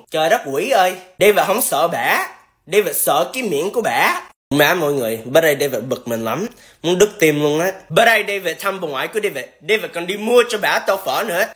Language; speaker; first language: Vietnamese; early bilingual, heritage; Vietnamese